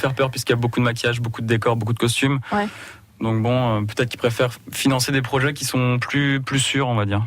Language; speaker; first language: French; native; French